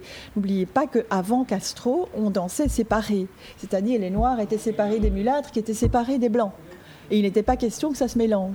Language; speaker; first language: French; native; French